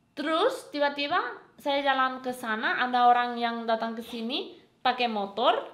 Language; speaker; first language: Indonesian; non-native, fluent; Spanish